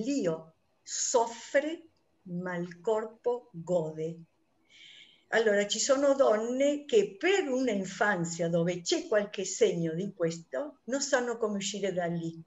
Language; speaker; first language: Italian; non-native, fluent; Spanish